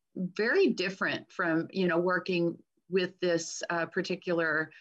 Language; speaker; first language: English; native; English